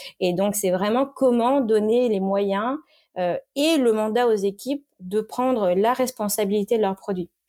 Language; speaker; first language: French; native; French